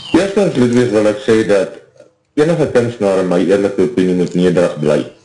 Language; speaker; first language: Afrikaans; native; Afrikaans